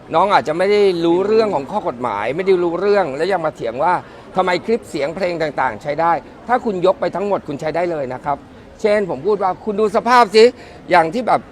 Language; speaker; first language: Thai; native; Thai